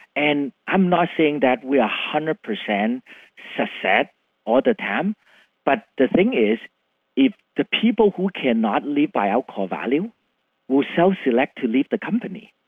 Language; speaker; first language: English; non-native, fluent; Vietnamese